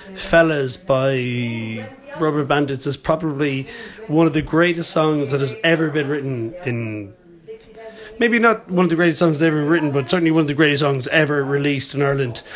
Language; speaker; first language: English; native; English